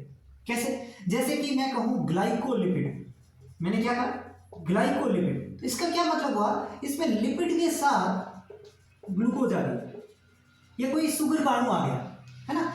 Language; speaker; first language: Hindi; native; Hindi